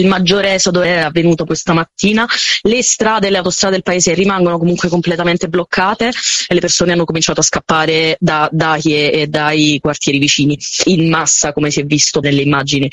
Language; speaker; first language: Italian; native; Italian